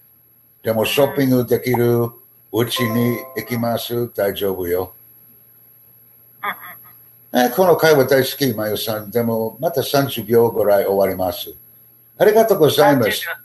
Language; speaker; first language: Japanese; non-native, learner; English